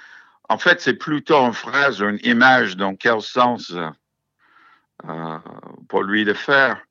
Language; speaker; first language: French; non-native, fluent; English